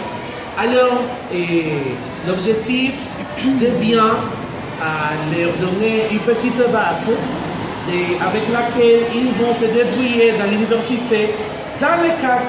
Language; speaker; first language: French; non-native, fluent; Spanish